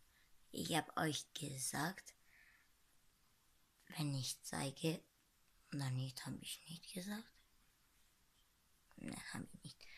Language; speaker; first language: German; non-native, learner; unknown